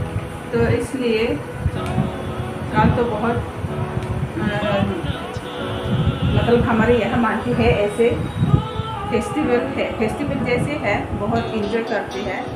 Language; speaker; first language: Hindi; non-native, local second language; Bangla